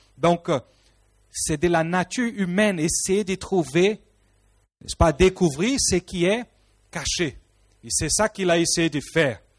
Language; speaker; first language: French; non-native, fluent; Portuguese